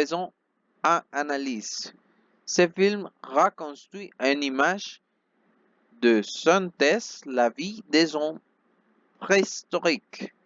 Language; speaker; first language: French; non-native, fluent; Spanish